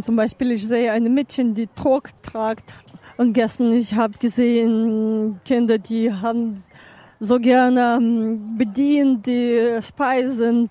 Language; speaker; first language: German; non-native, fluent; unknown